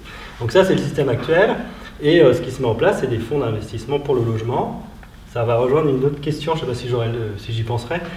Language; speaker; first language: French; native; French